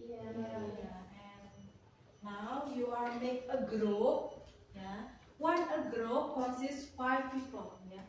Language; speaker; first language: English; non-native, learner; Indonesian